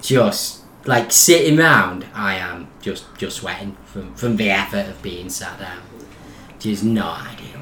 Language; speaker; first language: English; native; English